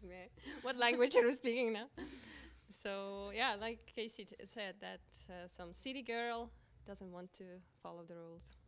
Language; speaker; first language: English; non-native, fluent; Russian